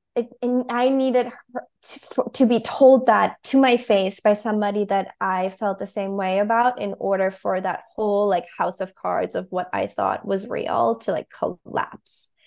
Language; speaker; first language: English; non-native, fluent; German